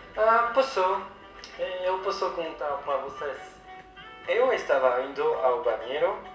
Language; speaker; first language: Portuguese; non-native, learner; French